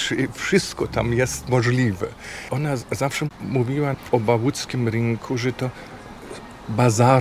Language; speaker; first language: Polish; non-native, fluent; German